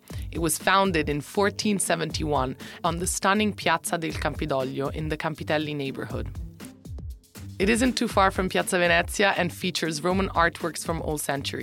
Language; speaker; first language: English; non-native, fluent; Italian